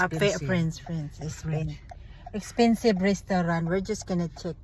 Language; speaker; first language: English; non-native, learner; Filipino